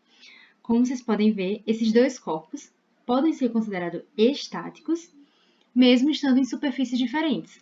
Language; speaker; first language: Portuguese; native; Portuguese